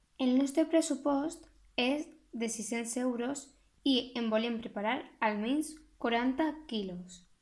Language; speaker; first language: Spanish; non-native, local second language; Catalan